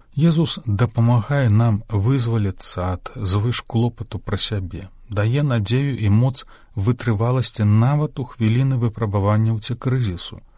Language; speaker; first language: Belarusian; native; Belarusian